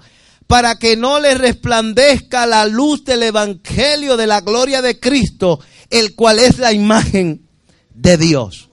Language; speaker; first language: Spanish; native; Spanish